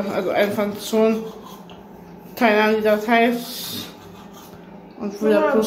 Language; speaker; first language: German; early bilingual, other home language; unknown